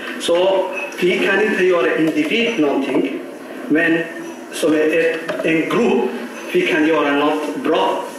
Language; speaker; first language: Swedish; non-native, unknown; Somali